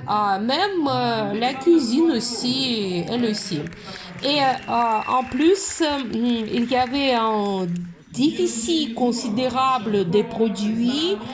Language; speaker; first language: French; non-native, fluent; Russian